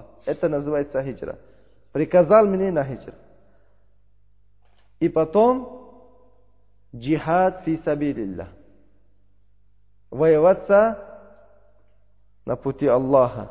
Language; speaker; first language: Russian; non-native, learner; Uzbek